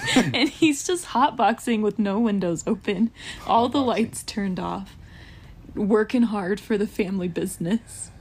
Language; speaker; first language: English; native; English